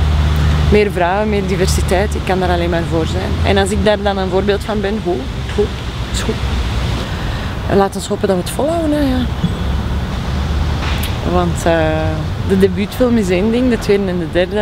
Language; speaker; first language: Dutch; native; Dutch